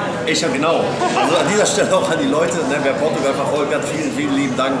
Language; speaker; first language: German; native; German